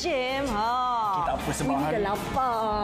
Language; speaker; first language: Malay; native; Malay